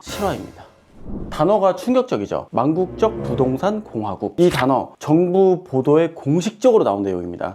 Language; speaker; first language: Korean; native; Korean